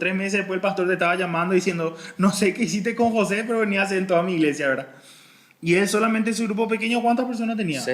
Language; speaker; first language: Spanish; native; Spanish